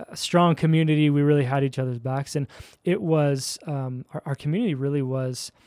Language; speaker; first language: English; native; English